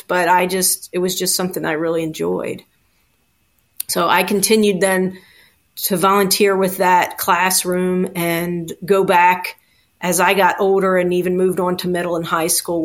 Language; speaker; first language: English; native; English